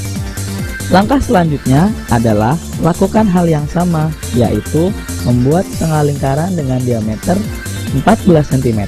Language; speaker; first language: Indonesian; native; Indonesian